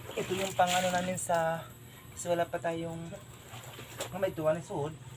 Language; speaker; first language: Filipino; non-native, local second language; Cebuano